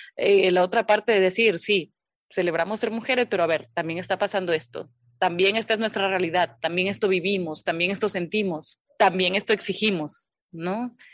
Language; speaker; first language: Spanish; native; Spanish